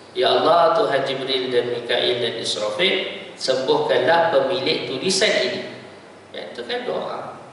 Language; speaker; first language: Malay; native; Malay